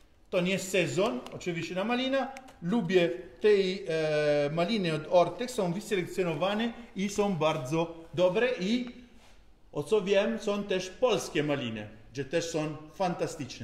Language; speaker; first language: Polish; non-native, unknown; Italian